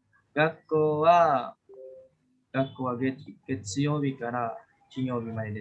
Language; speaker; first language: Japanese; non-native, fluent; Indonesian